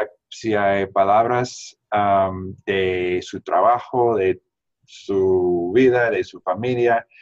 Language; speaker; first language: Spanish; non-native, learner; English